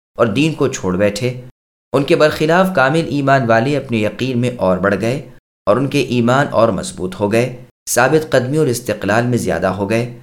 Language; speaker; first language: Urdu; native; Urdu